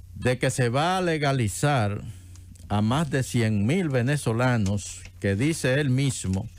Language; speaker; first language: Spanish; native; Spanish